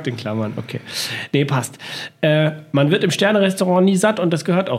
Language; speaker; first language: German; native; German